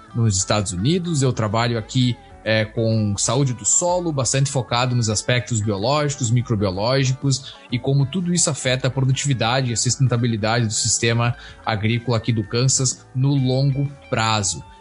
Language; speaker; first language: Portuguese; native; Portuguese